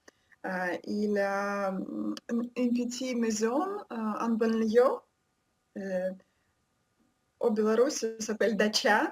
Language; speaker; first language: French; non-native, learner; Russian